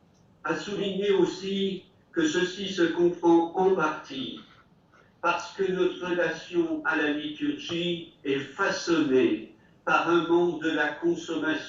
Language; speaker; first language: French; native; French